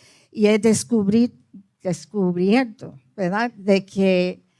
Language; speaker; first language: Spanish; early bilingual, heritage; Spanish